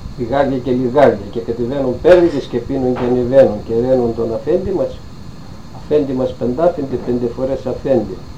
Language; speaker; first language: Greek; native; Greek